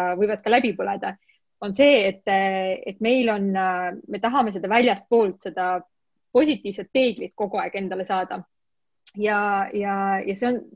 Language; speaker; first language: Estonian; non-native, local second language; Russian